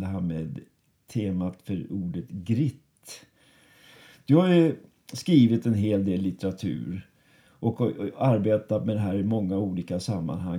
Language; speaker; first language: Swedish; native; Swedish